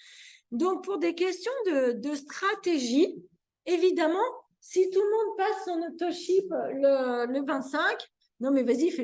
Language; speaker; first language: French; native; French